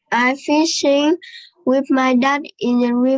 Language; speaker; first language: English; non-native, learner; Vietnamese